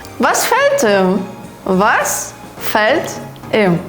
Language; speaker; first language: German; non-native, fluent; Ukrainian